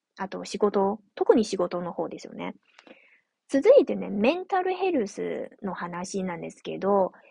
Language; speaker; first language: Japanese; non-native, fluent; Chinese